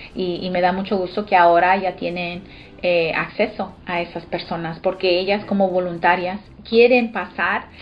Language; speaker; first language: Spanish; early bilingual, heritage; Spanish